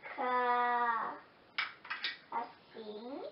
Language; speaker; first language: Portuguese; early bilingual, heritage; Portuguese